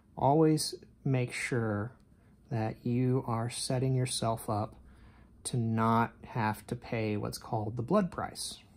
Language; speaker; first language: English; native; English